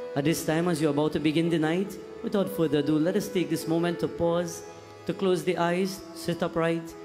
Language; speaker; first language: English; native; English